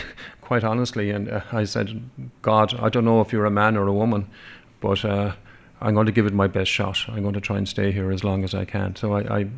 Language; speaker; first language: English; non-native, local second language; Irish